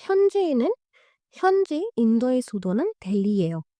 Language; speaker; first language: Korean; non-native, fluent; Hindi